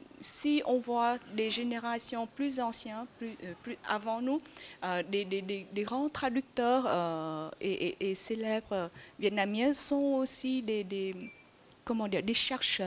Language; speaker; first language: French; non-native, fluent; Vietnamese